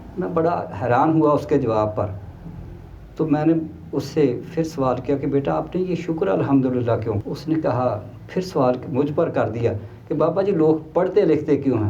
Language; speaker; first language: Urdu; non-native, local second language; Punjabi